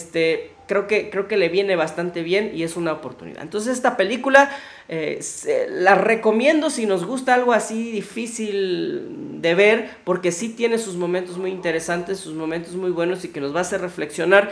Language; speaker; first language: Spanish; native; Spanish